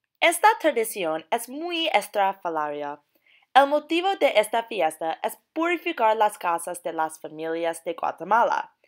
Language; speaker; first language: Spanish; non-native, learner; English